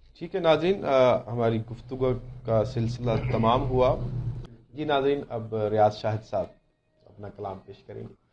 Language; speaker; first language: Urdu; non-native, local second language; Punjabi